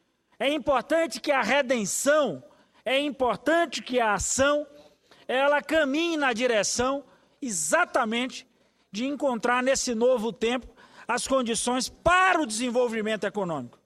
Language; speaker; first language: Portuguese; native; Portuguese